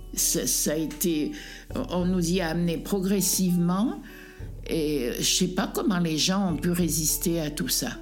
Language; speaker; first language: French; native; French